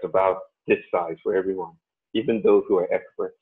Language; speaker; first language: English; non-native, local second language; Yoruba